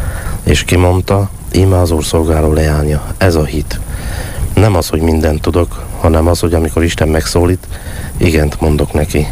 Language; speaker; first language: Hungarian; native; Hungarian